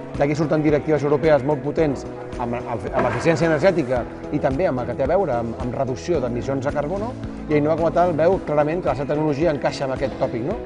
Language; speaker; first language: Catalan; native; Catalan